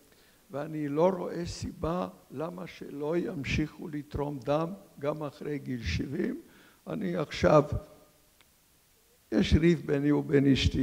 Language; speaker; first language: Hebrew; non-native, fluent; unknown